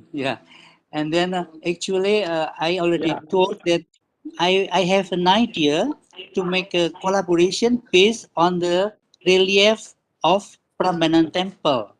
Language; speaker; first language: English; non-native, learner; Indonesian